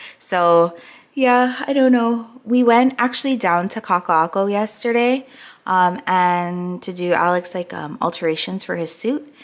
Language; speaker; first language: English; native; English